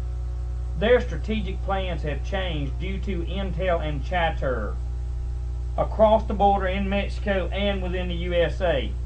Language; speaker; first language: English; native; English